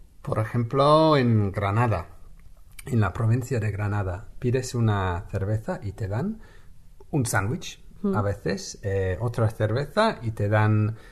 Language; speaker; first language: Spanish; non-native, fluent; English